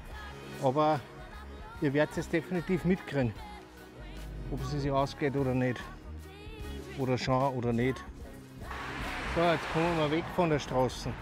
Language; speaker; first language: German; native; German